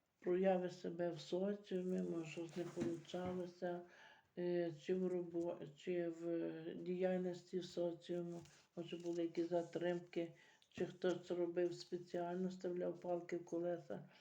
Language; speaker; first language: Ukrainian; native; Ukrainian